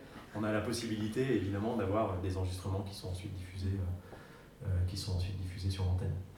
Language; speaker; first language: French; native; French